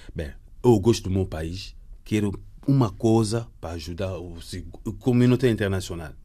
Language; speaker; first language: Portuguese; non-native, learner; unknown